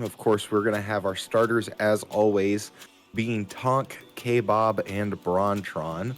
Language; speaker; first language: English; native; English